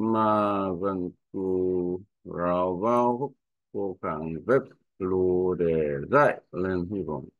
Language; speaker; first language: Vietnamese; non-native, learner; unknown